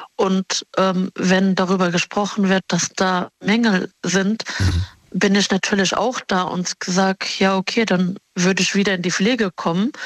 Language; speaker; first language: German; early bilingual, other home language; Arabic